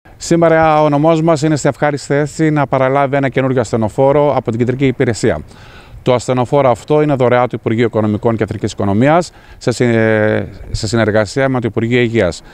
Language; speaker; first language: Greek; native; Greek